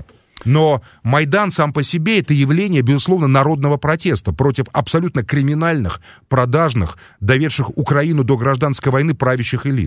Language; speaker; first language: Russian; native; Russian